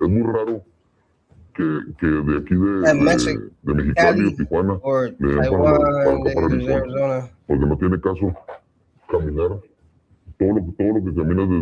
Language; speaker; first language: Spanish; native; Spanish